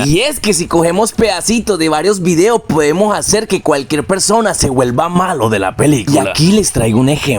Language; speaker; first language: Spanish; native; Spanish